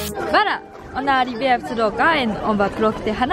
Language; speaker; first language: French; non-native, learner; Japanese